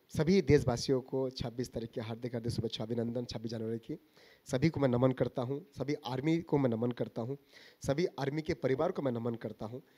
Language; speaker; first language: Hindi; non-native, local second language; Bangla